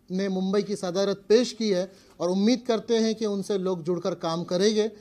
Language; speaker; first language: Hindi; native; Hindi